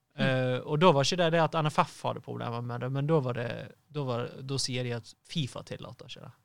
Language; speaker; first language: Norwegian; native; Norwegian